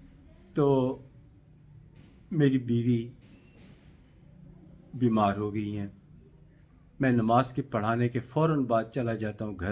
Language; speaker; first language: Urdu; native; Urdu